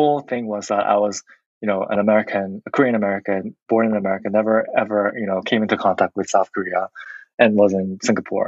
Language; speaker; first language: English; non-native, fluent; Korean